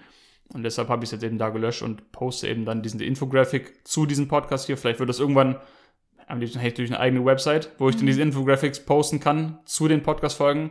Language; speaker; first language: German; native; German